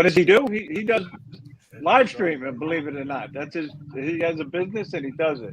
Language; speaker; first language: English; native; English